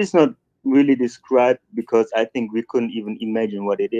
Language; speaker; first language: English; non-native, fluent; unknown